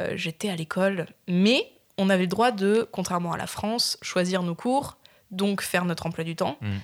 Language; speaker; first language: French; native; French